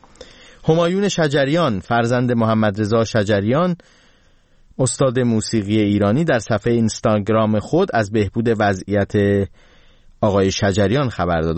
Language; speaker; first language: Persian; native; Persian